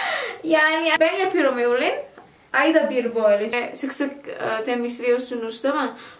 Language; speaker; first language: Turkish; non-native, learner; Indonesian